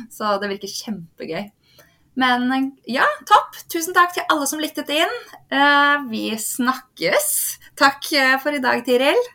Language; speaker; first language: Norwegian; native; Norwegian